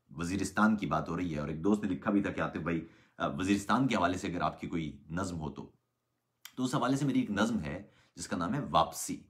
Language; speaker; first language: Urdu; native; Urdu